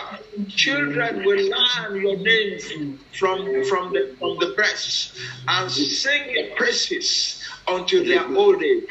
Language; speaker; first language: English; non-native, local second language; Yoruba